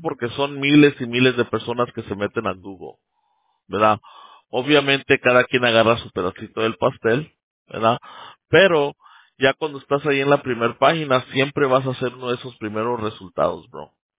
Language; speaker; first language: Spanish; early bilingual, heritage; Spanish